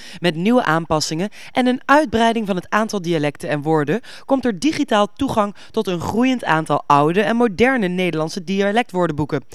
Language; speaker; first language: Dutch; native; Dutch